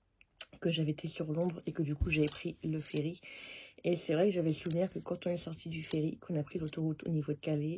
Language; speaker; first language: French; native; French